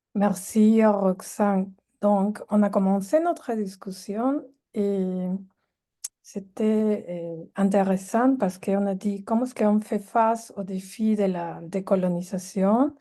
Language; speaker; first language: French; non-native, fluent; Spanish